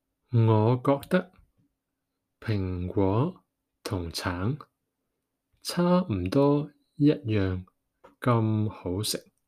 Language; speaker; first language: Cantonese; native; Cantonese